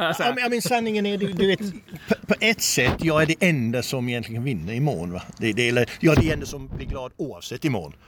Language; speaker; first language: Swedish; non-native, fluent; English